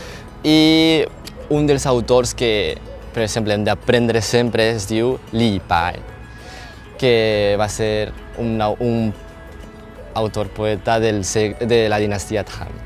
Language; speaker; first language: Catalan; non-native, local second language; Chinese